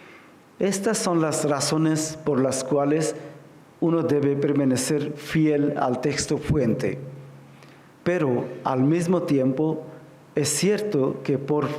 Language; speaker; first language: Spanish; non-native, fluent; Bangla